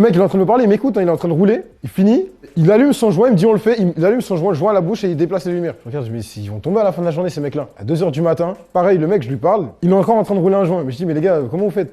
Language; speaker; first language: French; native; French